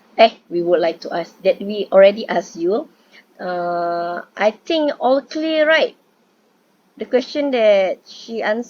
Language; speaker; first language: English; non-native, local second language; Malay